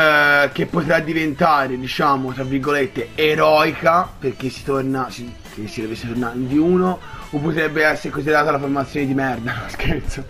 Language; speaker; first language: Italian; native; Italian